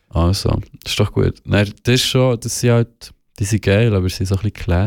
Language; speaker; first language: German; native; German